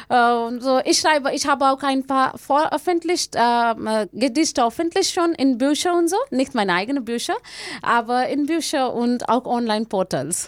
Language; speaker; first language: German; non-native, fluent; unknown